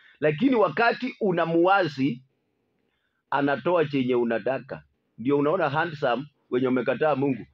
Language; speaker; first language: Swahili; non-native, local second language; Luyia